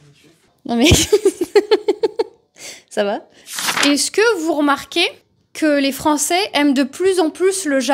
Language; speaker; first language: French; native; French